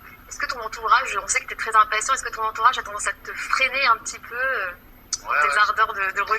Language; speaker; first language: French; native; French